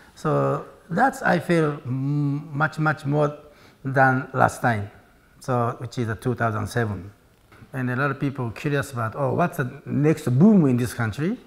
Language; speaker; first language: English; non-native, learner; Japanese